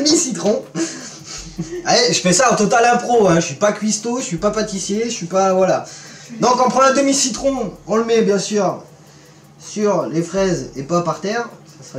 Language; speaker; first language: French; native; French